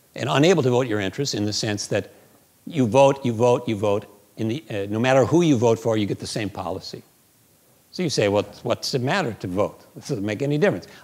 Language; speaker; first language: English; native; English